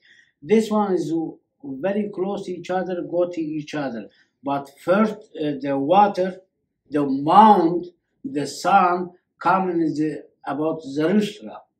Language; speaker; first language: English; non-native, learner; Kurdish